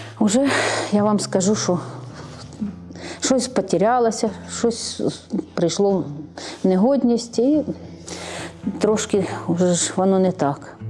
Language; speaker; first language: Ukrainian; native; Ukrainian